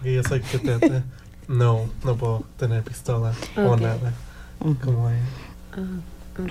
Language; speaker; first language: Spanish; early bilingual, heritage; Spanish